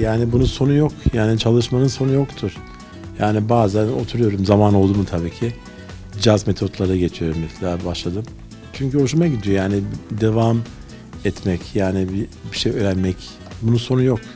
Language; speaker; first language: Turkish; early bilingual, heritage; Turkish